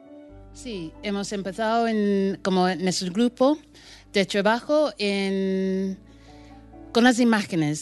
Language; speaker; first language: Spanish; non-native, fluent; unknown